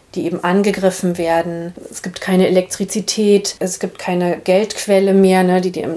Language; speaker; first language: German; native; German